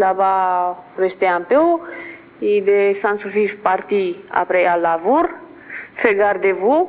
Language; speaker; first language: French; non-native, learner; Romanian